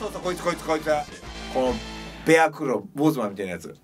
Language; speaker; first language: Japanese; native; Japanese